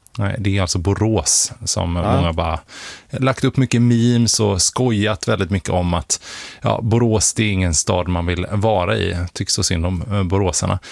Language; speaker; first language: Swedish; native; Swedish